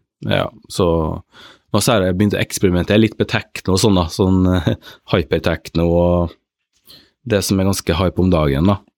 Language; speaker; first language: Norwegian; native; Norwegian